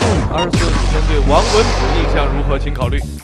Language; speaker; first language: Chinese; native; Chinese